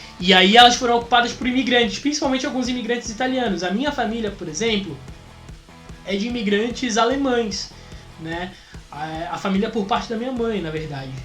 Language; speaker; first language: Portuguese; native; Portuguese